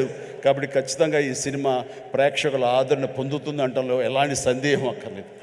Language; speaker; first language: Telugu; native; Telugu